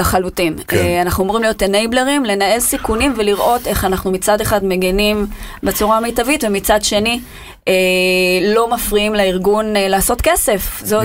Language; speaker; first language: Hebrew; native; Hebrew